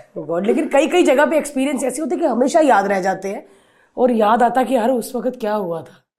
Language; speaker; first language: Hindi; native; Hindi